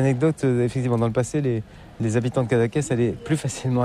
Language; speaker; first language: French; native; French